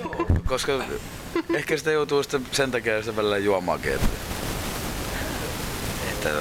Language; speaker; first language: Finnish; native; Finnish